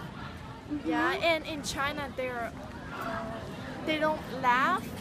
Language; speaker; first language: English; non-native, learner; Chinese